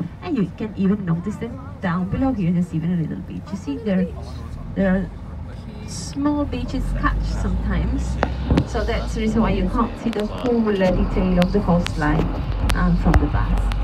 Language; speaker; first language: English; non-native, fluent; Italian